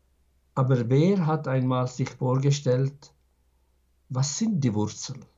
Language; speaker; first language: German; non-native, fluent; Arabic